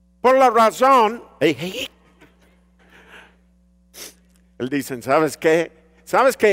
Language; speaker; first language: Spanish; early bilingual, heritage; Spanish